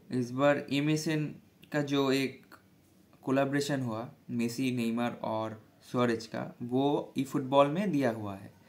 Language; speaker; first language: Hindi; non-native, local second language; Bangla